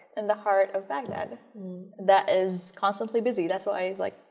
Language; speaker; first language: English; non-native, fluent; Arabic